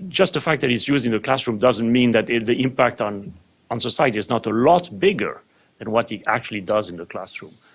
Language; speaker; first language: English; non-native, fluent; French